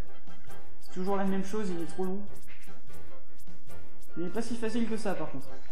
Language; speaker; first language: French; native; French